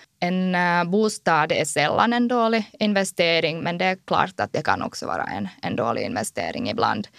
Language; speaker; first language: Swedish; native; Swedish